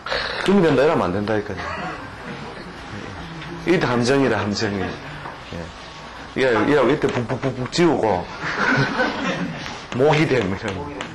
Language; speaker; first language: Korean; native; Korean